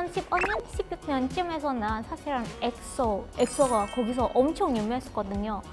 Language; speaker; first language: Korean; non-native, fluent; Indonesian